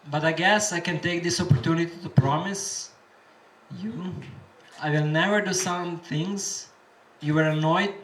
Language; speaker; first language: English; non-native, fluent; Slovenian